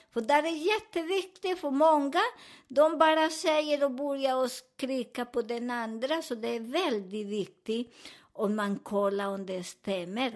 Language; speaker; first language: Swedish; non-native, fluent; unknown